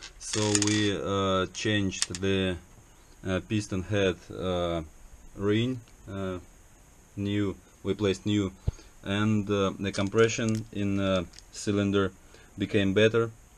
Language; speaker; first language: English; non-native, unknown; Russian